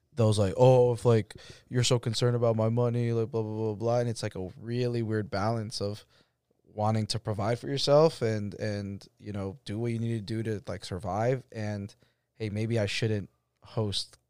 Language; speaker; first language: English; native; English